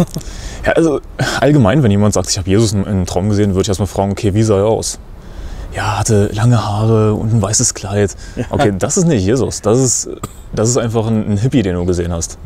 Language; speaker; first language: German; native; German